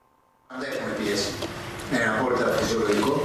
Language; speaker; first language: Greek; non-native, fluent; Serbian